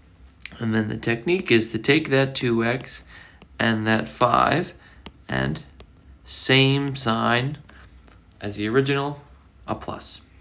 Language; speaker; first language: English; native; English